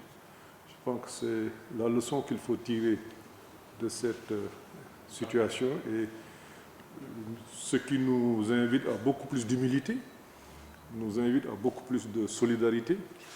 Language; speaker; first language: French; non-native, local second language; Wolof